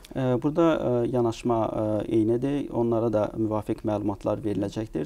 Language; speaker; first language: Azerbaijani; native; Azerbaijani